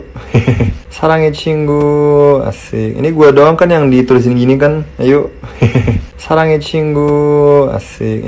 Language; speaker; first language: Indonesian; native; Indonesian